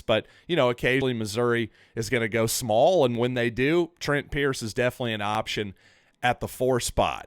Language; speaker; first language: English; native; English